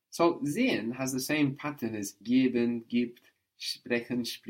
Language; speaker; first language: German; non-native, fluent; English